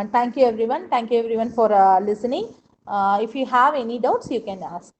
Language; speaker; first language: English; non-native, local second language; Tamil